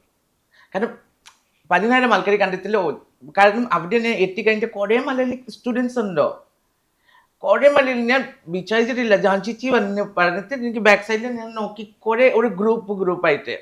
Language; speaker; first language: Malayalam; non-native, fluent; Assamese